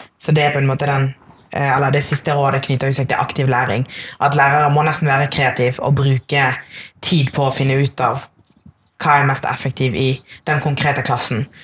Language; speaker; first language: Norwegian; early bilingual, other home language; Tamil